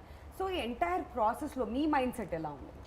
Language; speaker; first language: Telugu; native; Telugu